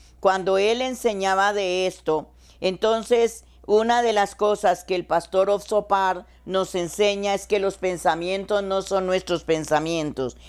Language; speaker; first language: Spanish; native; Spanish